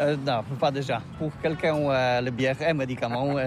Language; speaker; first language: French; non-native, learner; Polish